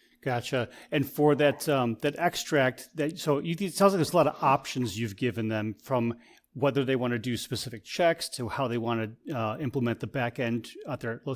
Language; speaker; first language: English; native; English